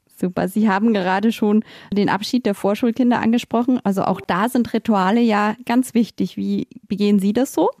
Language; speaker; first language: German; native; German